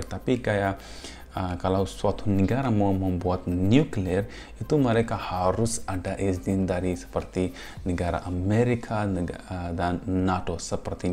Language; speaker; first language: Indonesian; non-native, fluent; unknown